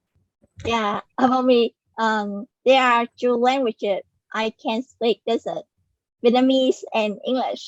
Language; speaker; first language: English; non-native, learner; Vietnamese